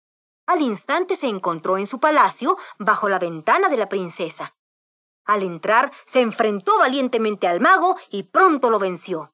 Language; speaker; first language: Spanish; native; Spanish